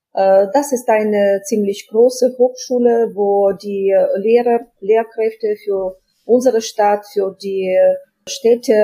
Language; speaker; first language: German; non-native, fluent; Ukrainian